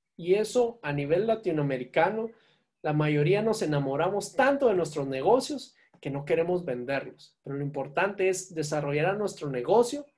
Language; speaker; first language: Spanish; native; Spanish